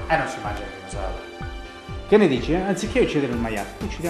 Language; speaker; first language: Italian; native; Italian